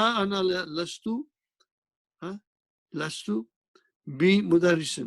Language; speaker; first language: Arabic; non-native, fluent; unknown